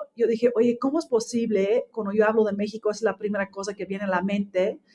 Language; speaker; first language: Spanish; non-native, fluent; English